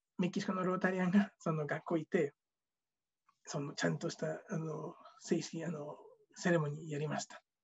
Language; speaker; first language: Japanese; non-native, fluent; Spanish